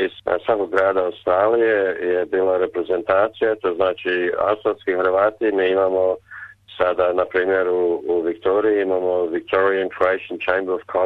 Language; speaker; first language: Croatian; early bilingual, heritage; Croatian